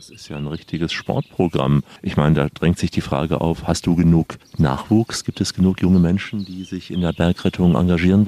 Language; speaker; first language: German; native; German